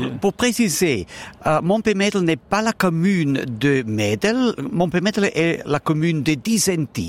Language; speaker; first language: French; non-native, learner; Romansh